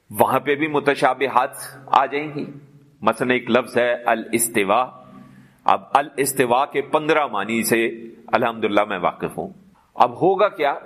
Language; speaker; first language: Urdu; non-native, local second language; Punjabi